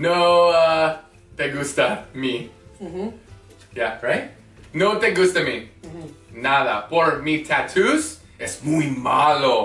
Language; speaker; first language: Spanish; non-native, learner; English